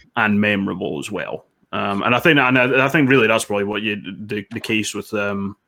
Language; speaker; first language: English; native; English